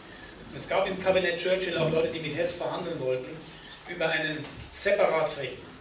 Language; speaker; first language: German; native; German